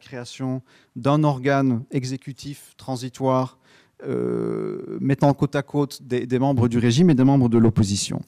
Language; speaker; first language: French; native; French